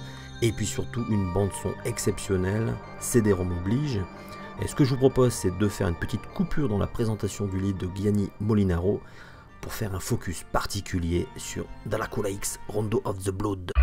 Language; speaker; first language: French; native; French